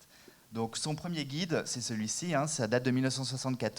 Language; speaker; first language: French; native; French